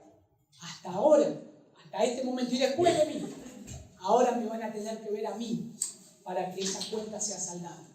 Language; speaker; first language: Spanish; native; Spanish